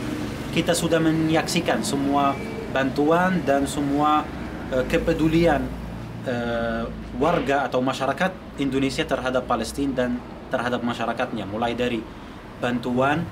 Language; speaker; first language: Indonesian; non-native, fluent; Arabic